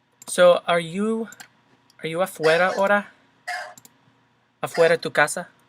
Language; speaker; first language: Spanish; non-native, learner; English